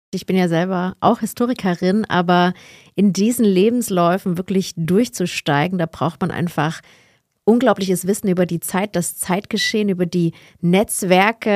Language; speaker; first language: German; native; German